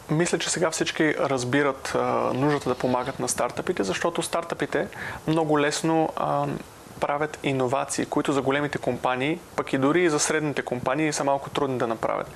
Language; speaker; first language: Bulgarian; native; Bulgarian